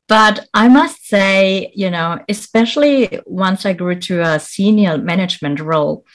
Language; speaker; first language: English; non-native, fluent; German